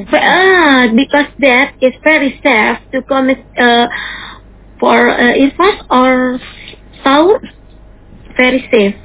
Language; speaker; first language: English; non-native, learner; Indonesian